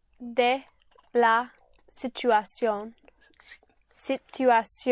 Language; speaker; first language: Spanish; non-native, learner; English